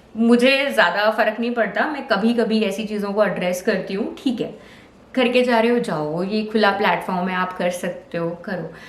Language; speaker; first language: Hindi; native; Hindi